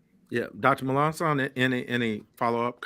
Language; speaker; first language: English; native; English